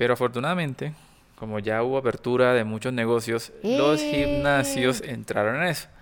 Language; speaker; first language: Spanish; native; Spanish